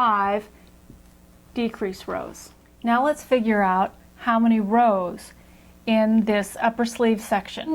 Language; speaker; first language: English; native; English